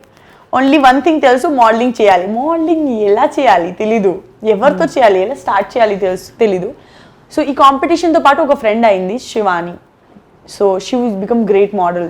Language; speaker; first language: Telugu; non-native, learner; Gujarati